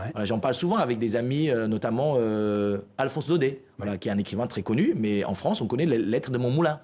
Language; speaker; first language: French; non-native, fluent; Chinese